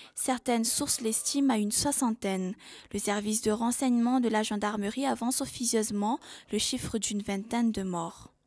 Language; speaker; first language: French; non-native, local second language; Malagasy